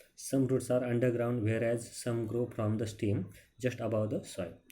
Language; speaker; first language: English; non-native, local second language; Marathi